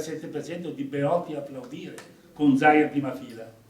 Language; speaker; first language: Italian; native; Italian